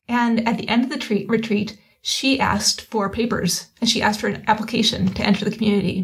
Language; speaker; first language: English; native; English